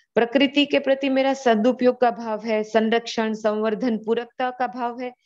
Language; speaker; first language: Hindi; non-native, local second language; Gujarati